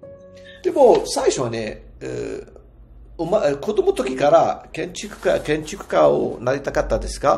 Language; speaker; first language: Japanese; non-native, fluent; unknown